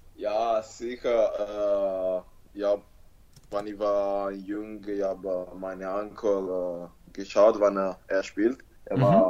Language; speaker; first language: German; non-native, learner; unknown